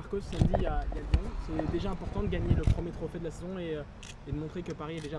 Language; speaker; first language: French; native; French